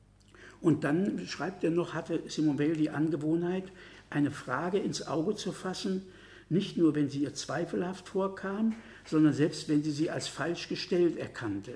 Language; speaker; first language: German; native; German